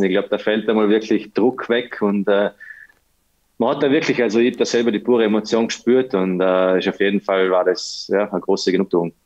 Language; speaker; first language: German; native; German